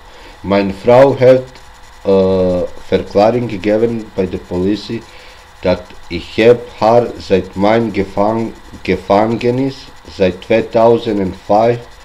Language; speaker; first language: Dutch; non-native, local second language; Albanian